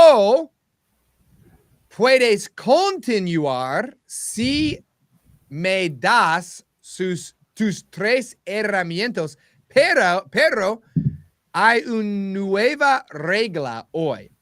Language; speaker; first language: Spanish; non-native, learner; English